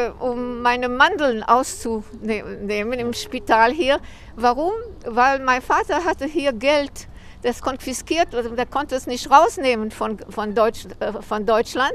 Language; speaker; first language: German; early bilingual, heritage; German